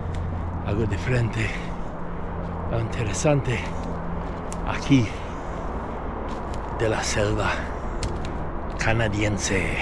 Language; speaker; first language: Spanish; non-native, fluent; English